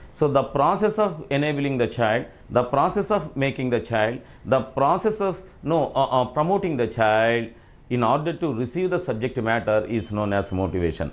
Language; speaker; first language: English; non-native, local second language; Telugu